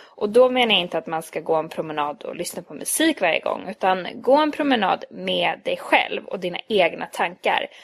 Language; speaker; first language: Swedish; early bilingual, other home language; Hungarian